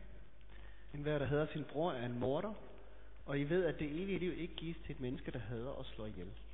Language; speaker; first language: Danish; native; Danish